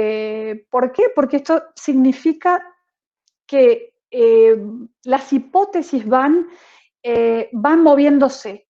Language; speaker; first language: Spanish; native; Spanish